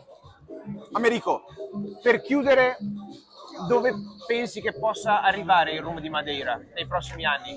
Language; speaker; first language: Italian; native; Italian